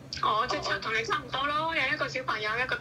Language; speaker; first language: Cantonese; native; Cantonese